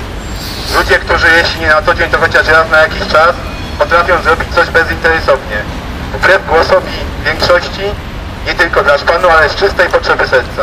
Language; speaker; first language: Polish; native; Polish